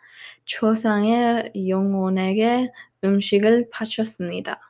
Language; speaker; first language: Korean; early bilingual, heritage; Korean